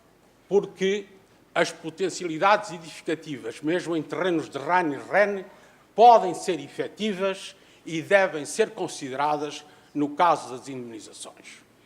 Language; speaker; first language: Portuguese; native; Portuguese